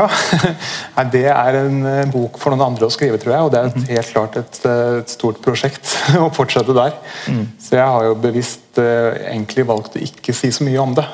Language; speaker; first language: Norwegian; native; Norwegian